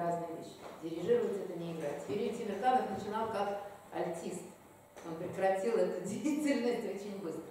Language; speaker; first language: Russian; native; Russian